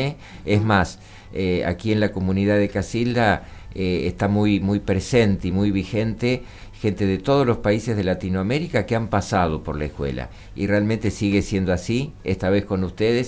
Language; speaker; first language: Spanish; native; Spanish